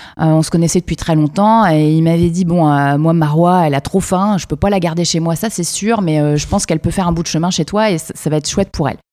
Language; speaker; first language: French; native; French